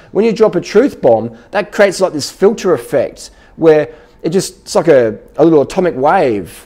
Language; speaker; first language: English; native; English